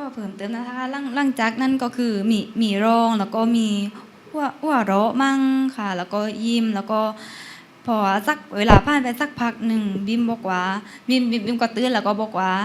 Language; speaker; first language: Thai; native; Thai